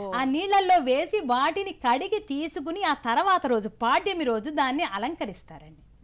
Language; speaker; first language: Telugu; native; Telugu